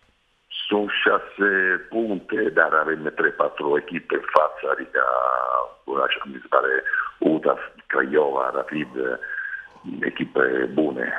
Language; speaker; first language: Romanian; non-native, fluent; Italian